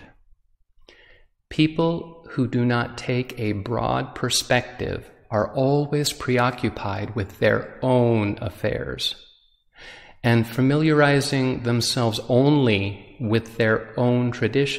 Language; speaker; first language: English; native; English